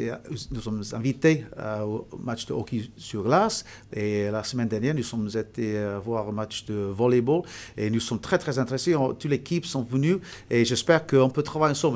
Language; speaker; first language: French; non-native, fluent; English